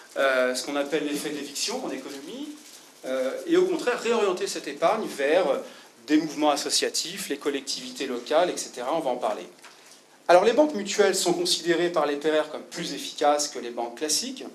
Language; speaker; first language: French; native; French